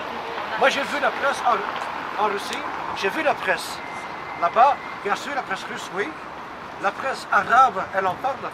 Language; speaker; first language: French; non-native, local second language; Dutch